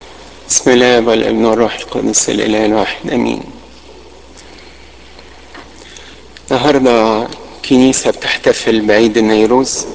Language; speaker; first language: Arabic; native; Arabic